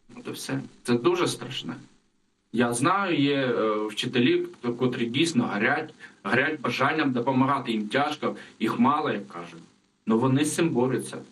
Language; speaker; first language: Ukrainian; non-native, local second language; Russian